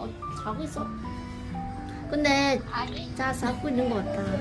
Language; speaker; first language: Korean; non-native, learner; Vietnamese